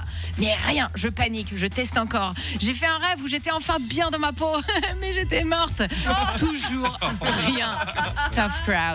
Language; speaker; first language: French; native; French